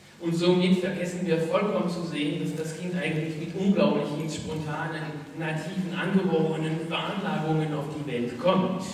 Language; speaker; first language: German; non-native, fluent; French